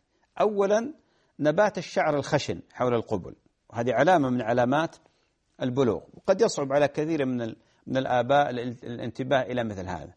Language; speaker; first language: Arabic; native; Arabic